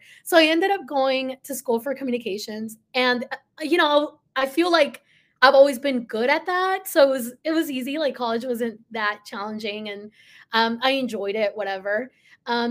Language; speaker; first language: English; early bilingual, other home language; Spanish